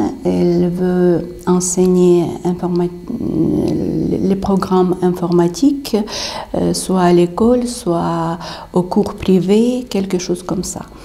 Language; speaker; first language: French; non-native, fluent; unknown